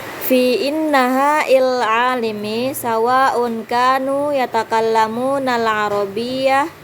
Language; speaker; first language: Arabic; non-native, learner; Indonesian